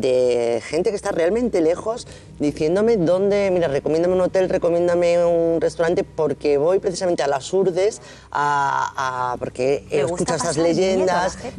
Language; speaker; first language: Spanish; native; Spanish